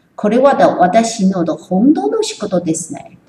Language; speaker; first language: Japanese; non-native, learner; Chinese